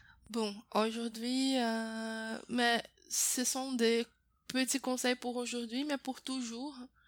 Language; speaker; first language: French; non-native, fluent; Portuguese